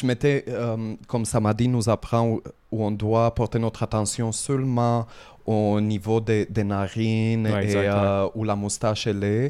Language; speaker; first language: French; native; French